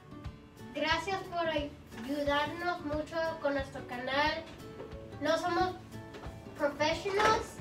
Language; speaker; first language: Spanish; early bilingual, heritage; Spanish